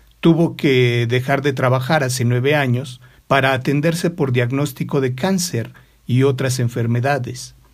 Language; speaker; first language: Spanish; native; Spanish